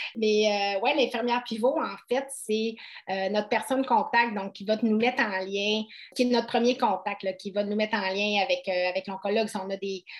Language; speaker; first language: French; native; French